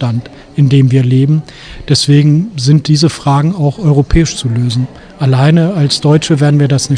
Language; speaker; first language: German; native; German